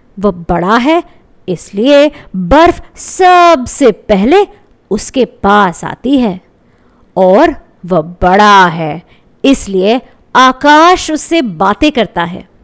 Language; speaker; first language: Hindi; non-native, local second language; Bangla